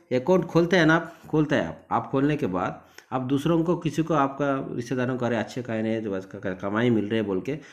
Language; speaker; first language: Hindi; non-native, local second language; Telugu